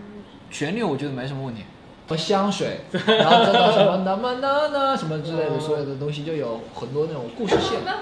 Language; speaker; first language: Chinese; native; Chinese